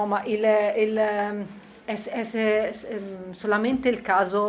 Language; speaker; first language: Spanish; non-native, learner; Italian